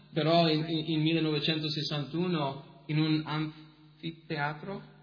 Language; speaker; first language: Italian; non-native, fluent; English